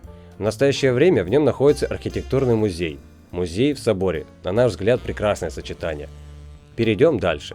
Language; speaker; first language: Russian; native; Russian